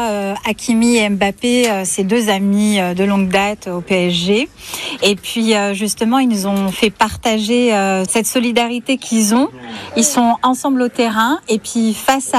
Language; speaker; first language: French; non-native, local second language; Arabic